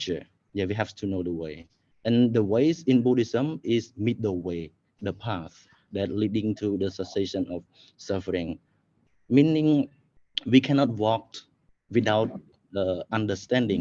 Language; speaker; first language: English; non-native, fluent; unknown